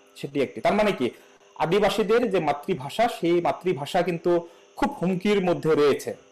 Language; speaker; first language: Bangla; non-native, local second language; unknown